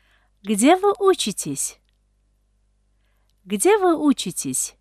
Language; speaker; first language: Russian; non-native, local second language; Tajik